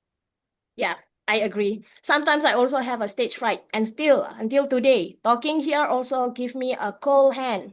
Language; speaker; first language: English; non-native, fluent; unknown